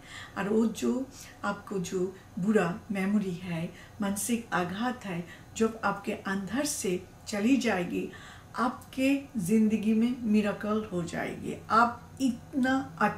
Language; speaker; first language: Hindi; non-native, learner; Bangla